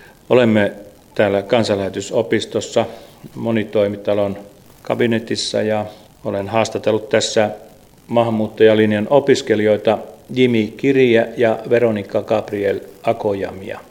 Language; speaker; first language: Finnish; native; Finnish